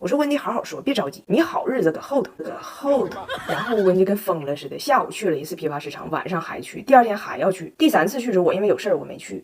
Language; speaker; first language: Chinese; native; Chinese